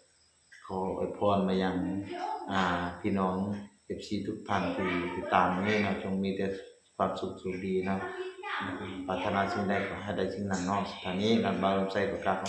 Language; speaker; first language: Thai; non-native, local second language; Lao